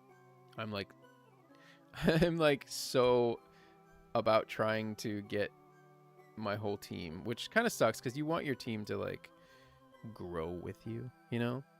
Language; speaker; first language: English; native; English